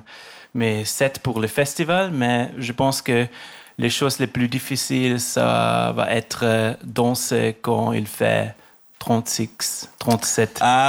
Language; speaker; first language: French; non-native, learner; German